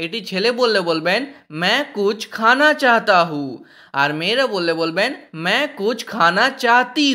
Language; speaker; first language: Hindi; non-native, fluent; Bangla